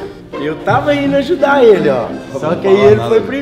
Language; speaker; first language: Portuguese; native; Portuguese